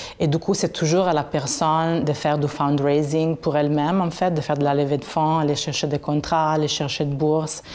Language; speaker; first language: French; non-native, fluent; Italian